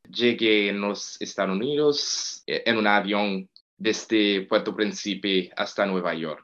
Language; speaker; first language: Spanish; non-native, fluent; Haitian Creole